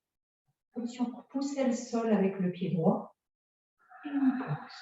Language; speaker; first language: French; native; French